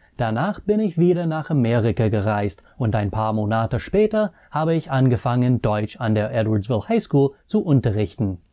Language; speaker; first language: German; non-native, fluent; English